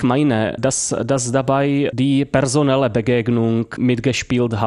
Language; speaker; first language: German; non-native, fluent; Czech